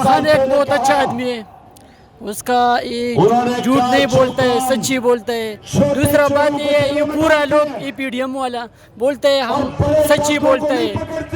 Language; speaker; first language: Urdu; non-native, local second language; Pashto